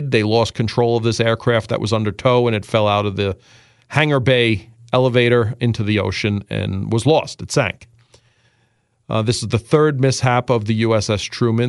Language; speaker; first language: English; native; English